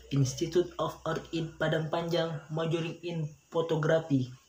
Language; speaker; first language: English; non-native, learner; Indonesian